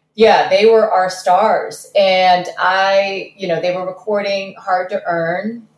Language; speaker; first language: English; early bilingual, other home language; Russian